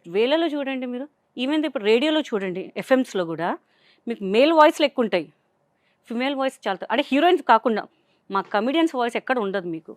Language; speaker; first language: Telugu; non-native, local second language; Hindi